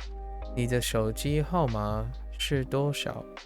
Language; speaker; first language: Chinese; non-native, learner; English